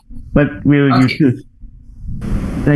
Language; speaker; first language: English; non-native, learner; Indonesian